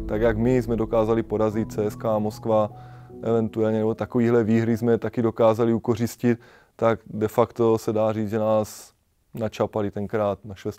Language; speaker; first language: Czech; native; Czech